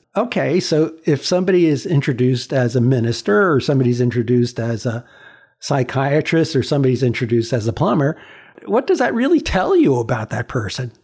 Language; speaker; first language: English; early bilingual, other home language; Chinese